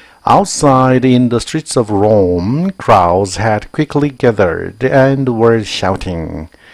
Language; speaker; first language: English; non-native, fluent; Korean